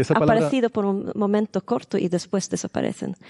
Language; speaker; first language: Spanish; non-native, learner; Swedish